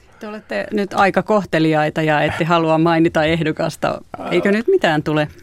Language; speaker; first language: Finnish; native; Finnish